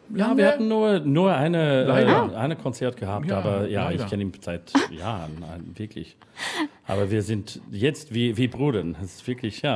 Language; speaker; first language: German; non-native, fluent; English